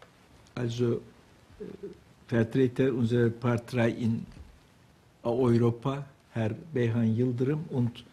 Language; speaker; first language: German; non-native, fluent; Turkish